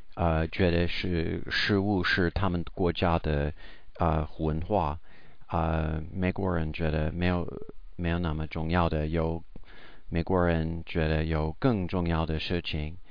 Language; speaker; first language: Chinese; non-native, learner; English